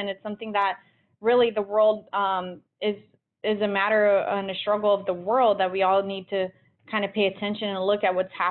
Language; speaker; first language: English; early bilingual, other home language; Portuguese